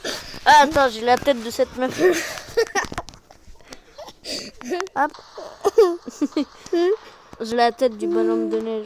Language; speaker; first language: French; native; French